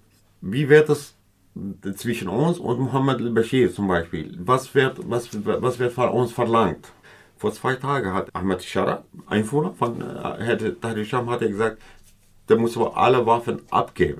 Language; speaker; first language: German; non-native, fluent; Kurdish